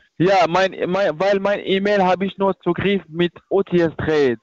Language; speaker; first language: German; non-native, learner; Arabic